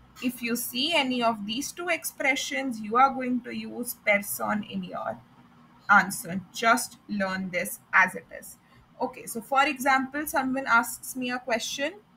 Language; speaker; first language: English; non-native, local second language; Hindi